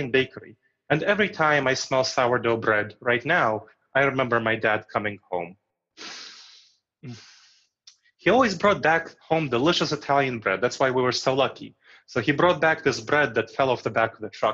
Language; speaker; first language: English; early bilingual, other home language; Romanian